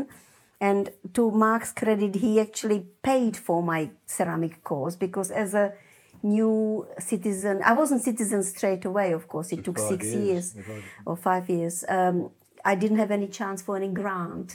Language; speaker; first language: English; non-native, fluent; Czech